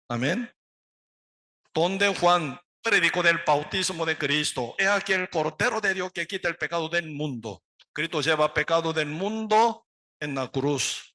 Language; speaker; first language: Spanish; non-native, learner; Korean